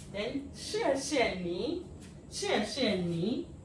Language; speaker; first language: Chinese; non-native, learner; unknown